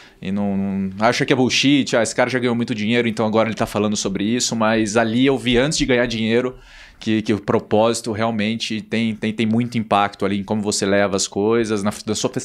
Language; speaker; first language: Portuguese; native; Portuguese